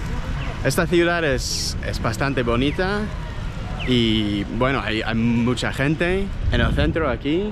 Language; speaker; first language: Spanish; non-native, fluent; English